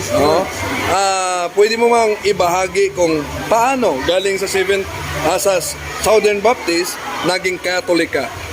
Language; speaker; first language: Filipino; non-native, local second language; Cebuano